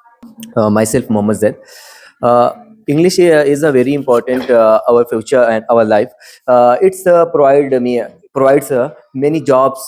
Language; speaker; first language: English; non-native, learner; Hindi